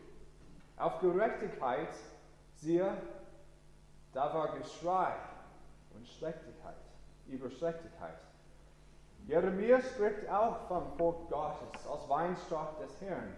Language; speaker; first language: German; non-native, fluent; English